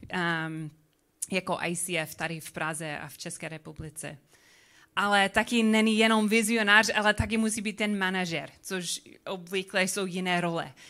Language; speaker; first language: Czech; non-native, learner; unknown